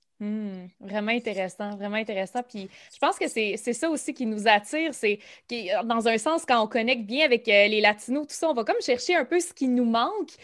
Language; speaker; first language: French; native; French